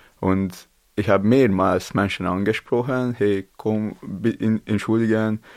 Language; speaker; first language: German; non-native, learner; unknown